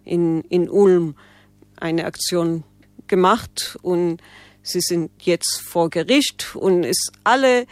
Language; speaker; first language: German; non-native, learner; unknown